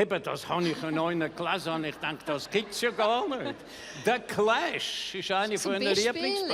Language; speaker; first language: German; native; German